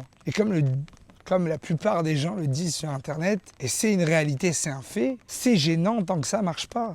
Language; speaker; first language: French; native; French